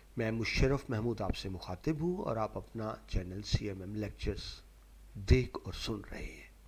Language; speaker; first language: Urdu; non-native, local second language; Punjabi